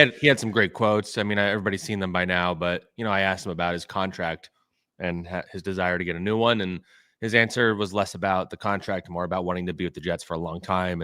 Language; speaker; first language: English; native; English